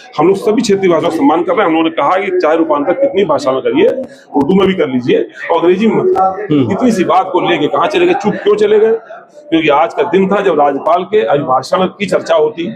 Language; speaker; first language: Hindi; native; Hindi